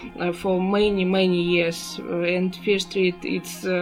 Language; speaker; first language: English; non-native, learner; Russian